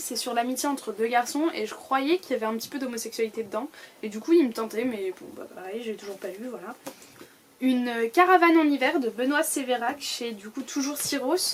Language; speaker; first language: French; native; French